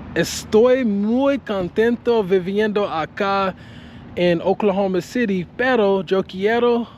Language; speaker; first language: Spanish; non-native, learner; English